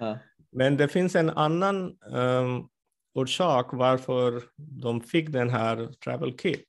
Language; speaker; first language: Swedish; non-native, fluent; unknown